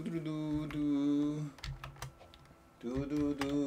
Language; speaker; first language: Korean; native; Korean